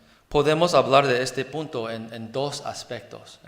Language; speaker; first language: Spanish; non-native, fluent; Chinese